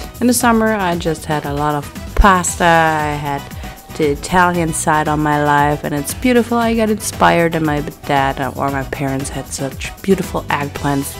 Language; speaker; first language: English; non-native, fluent; German